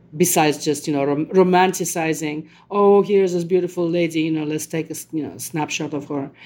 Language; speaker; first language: English; non-native, fluent; Russian